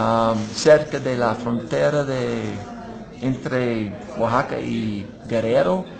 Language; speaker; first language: Spanish; non-native, fluent; English